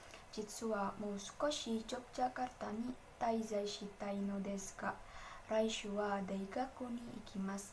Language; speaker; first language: Japanese; non-native, learner; Indonesian